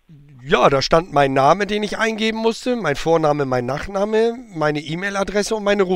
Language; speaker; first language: German; native; German